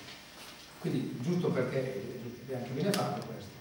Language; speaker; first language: Italian; native; Italian